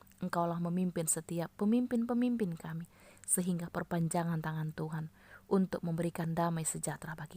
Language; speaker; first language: Malay; native; Malay